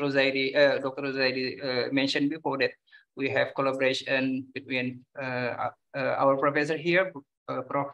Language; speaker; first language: English; non-native, fluent; Indonesian